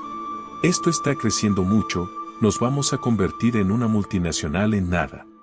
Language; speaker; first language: Spanish; native; Spanish